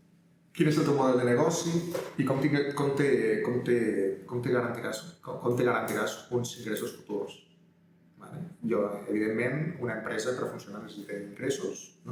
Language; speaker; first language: Catalan; native; Catalan